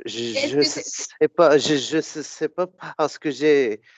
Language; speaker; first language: French; non-native, learner; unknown